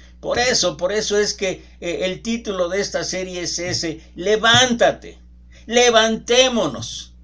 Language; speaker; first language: Spanish; native; Spanish